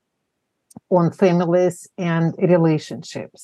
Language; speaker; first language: English; non-native, fluent; Russian